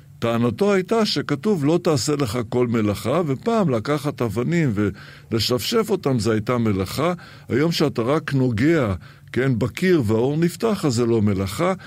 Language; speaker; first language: Hebrew; early bilingual, other home language; Arabic